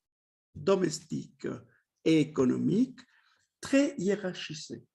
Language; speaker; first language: French; non-native, fluent; Spanish